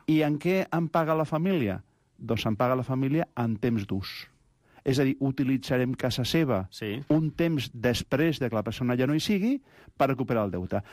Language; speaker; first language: Catalan; non-native, local second language; Spanish